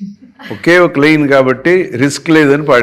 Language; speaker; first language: Telugu; native; Telugu